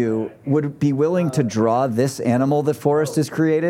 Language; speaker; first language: English; native; English